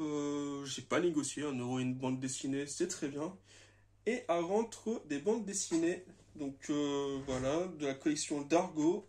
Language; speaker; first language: French; native; French